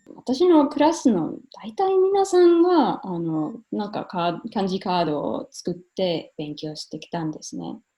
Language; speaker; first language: Japanese; non-native, fluent; German